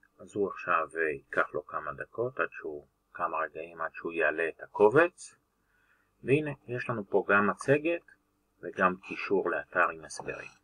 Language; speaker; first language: Hebrew; native; Hebrew